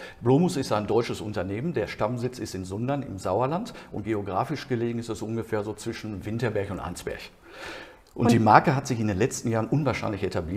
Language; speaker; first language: German; native; German